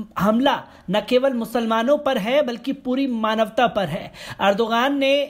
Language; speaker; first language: Hindi; native; Hindi